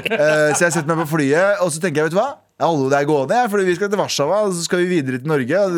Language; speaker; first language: Norwegian; native; Norwegian